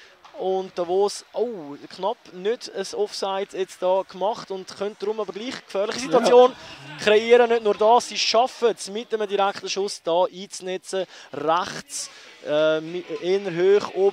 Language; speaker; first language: German; native; German